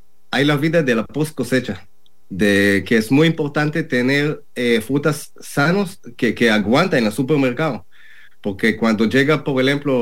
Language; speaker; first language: Spanish; non-native, learner; Hebrew